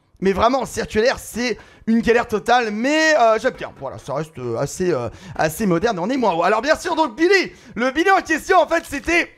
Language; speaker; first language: French; native; French